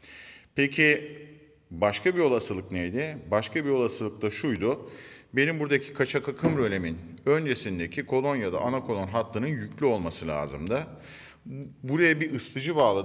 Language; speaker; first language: Turkish; native; Turkish